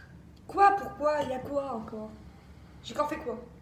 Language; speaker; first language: French; native; French